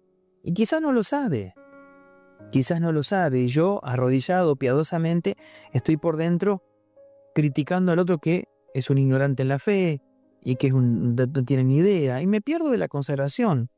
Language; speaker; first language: Spanish; native; Spanish